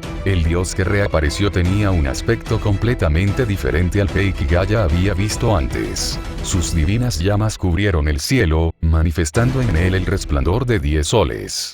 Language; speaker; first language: Spanish; native; Spanish